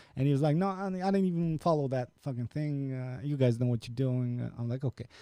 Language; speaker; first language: English; non-native, fluent; Romanian